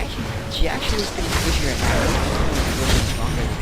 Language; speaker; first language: English; native; English